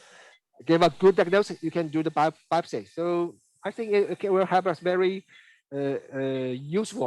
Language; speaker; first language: English; non-native, learner; Chinese